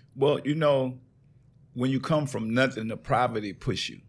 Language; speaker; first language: English; native; English